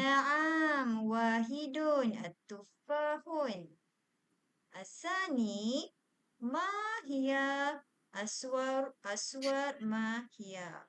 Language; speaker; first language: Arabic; non-native, learner; Malay